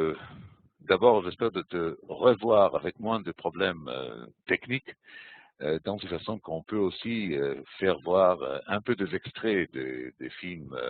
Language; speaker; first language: French; non-native, fluent; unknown